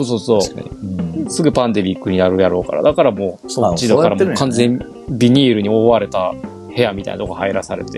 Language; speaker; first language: Japanese; native; Japanese